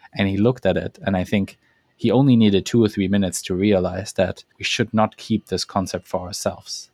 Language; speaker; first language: English; non-native, fluent; German